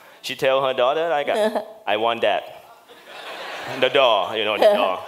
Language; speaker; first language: English; non-native, fluent; Thai